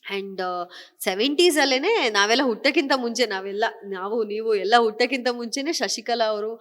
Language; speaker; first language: Kannada; non-native, local second language; Kodava